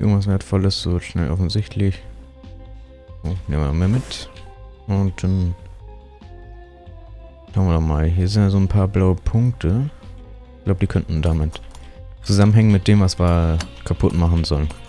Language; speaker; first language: German; native; German